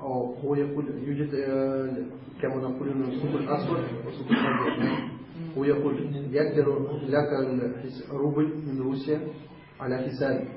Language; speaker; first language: Arabic; non-native, learner; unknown